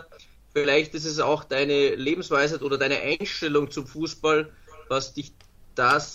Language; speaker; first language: German; native; German